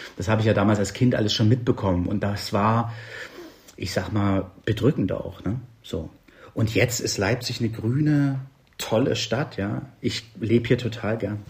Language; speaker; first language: German; native; German